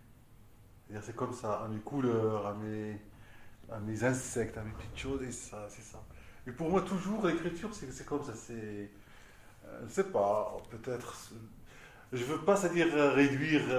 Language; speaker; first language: French; non-native, local second language; Arabic